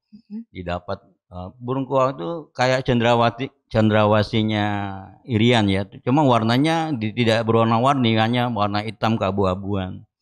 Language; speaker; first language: Indonesian; native; Indonesian